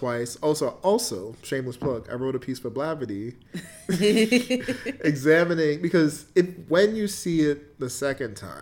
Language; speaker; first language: English; native; English